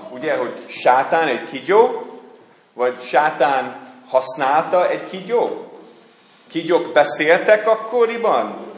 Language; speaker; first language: Hungarian; non-native, fluent; English